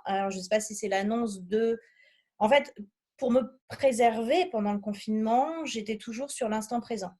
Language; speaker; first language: French; native; French